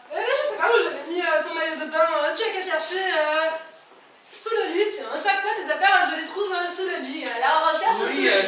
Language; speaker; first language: French; native; French